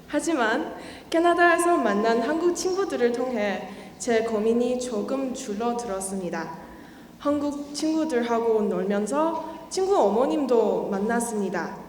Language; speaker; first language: Korean; non-native, learner; Chinese